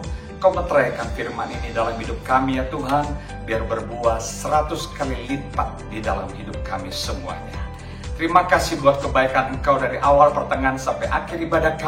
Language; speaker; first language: Indonesian; native; Indonesian